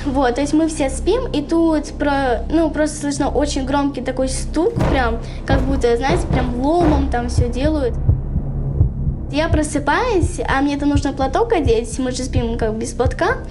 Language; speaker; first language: Russian; native; Russian